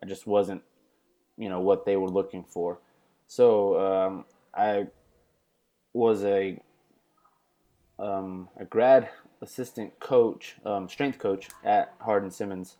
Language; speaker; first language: English; native; English